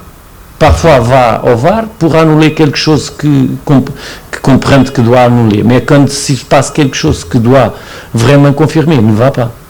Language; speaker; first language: French; non-native, fluent; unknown